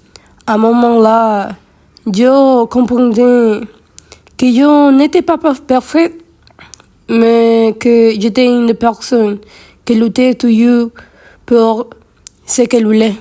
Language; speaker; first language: French; non-native, learner; Spanish